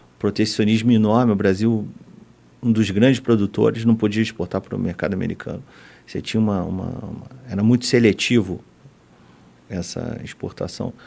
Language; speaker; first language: Portuguese; native; Portuguese